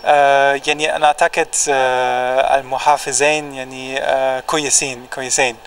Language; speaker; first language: Arabic; non-native, fluent; German